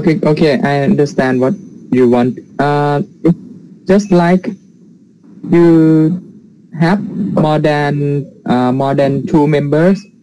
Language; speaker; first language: English; non-native, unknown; Thai